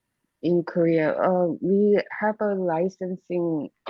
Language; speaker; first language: English; non-native, learner; Korean